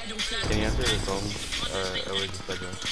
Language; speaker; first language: English; native; English